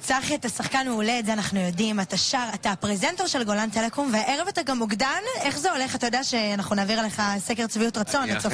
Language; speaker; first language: Hebrew; native; Hebrew